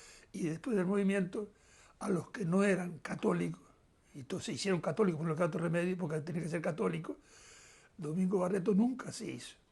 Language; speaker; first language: Spanish; native; Spanish